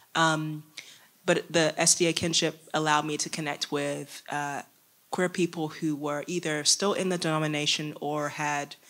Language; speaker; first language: English; native; English